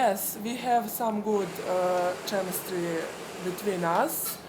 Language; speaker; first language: English; non-native, fluent; Serbian